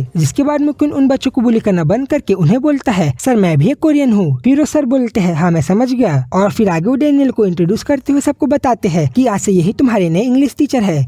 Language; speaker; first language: Hindi; native; Hindi